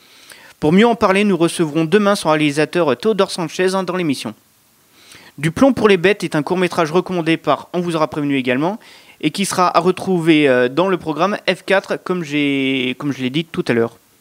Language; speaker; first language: French; native; French